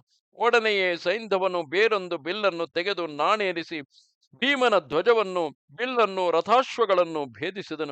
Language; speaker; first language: Kannada; native; Kannada